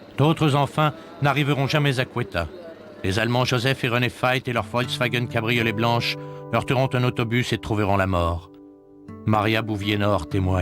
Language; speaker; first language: French; native; French